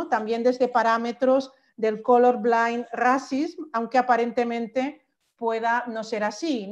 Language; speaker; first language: Spanish; native; Spanish